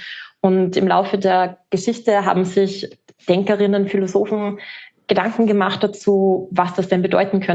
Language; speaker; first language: German; native; German